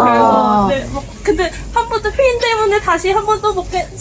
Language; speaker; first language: Korean; non-native, fluent; Cantonese